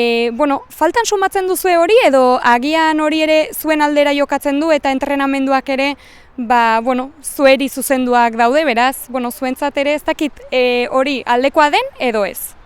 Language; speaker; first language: Basque; native; Basque